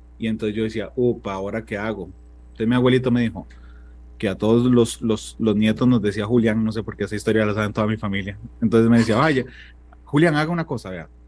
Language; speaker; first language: Spanish; native; Spanish